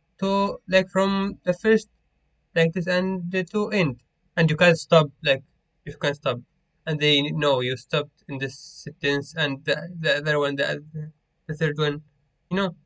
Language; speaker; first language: English; non-native, learner; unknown